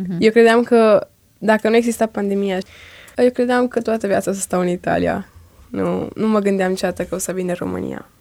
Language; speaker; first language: Romanian; early bilingual, heritage; Romanian